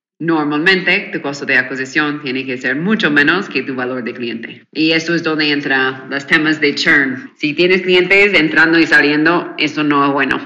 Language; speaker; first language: Spanish; non-native, fluent; English